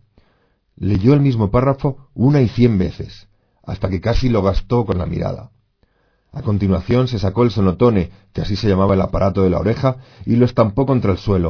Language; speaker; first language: Spanish; native; Spanish